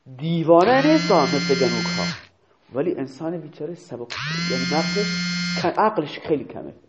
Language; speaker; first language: Persian; non-native, local second language; Baluchi